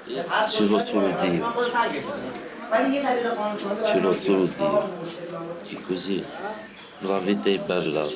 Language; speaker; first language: Italian; non-native, learner; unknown